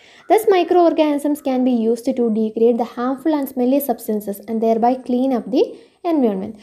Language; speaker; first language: English; non-native, local second language; Malayalam